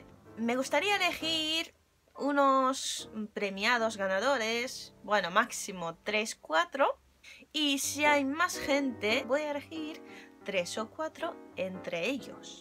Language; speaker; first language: Spanish; non-native, fluent; Japanese